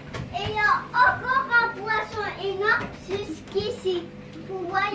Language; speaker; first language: French; native; French